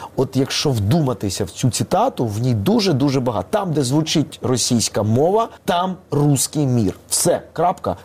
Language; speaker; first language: Ukrainian; non-native, local second language; Russian